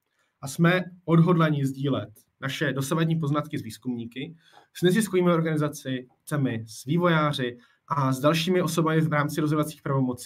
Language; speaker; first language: Czech; native; Czech